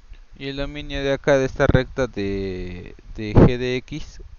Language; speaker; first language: Spanish; native; Spanish